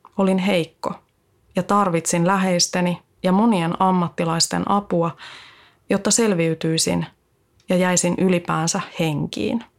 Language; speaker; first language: Finnish; native; Finnish